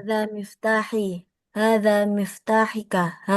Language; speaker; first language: Arabic; non-native, learner; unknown